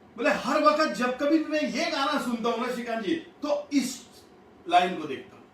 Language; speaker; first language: Hindi; non-native, local second language; Marathi